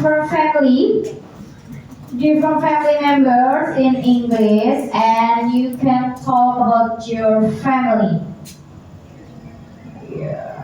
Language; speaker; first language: English; non-native, learner; Indonesian